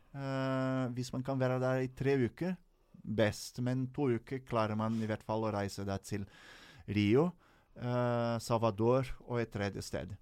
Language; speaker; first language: Norwegian; non-native, fluent; Portuguese